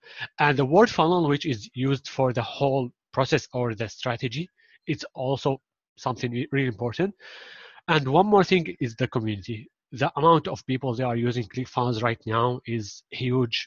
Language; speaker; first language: English; non-native, fluent; Arabic